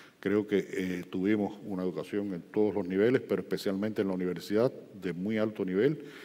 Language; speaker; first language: Spanish; native; Spanish